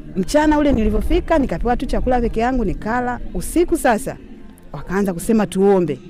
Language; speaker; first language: Swahili; native; Swahili